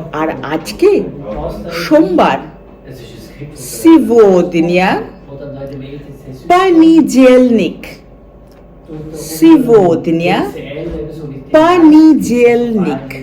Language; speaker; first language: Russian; non-native, fluent; Bangla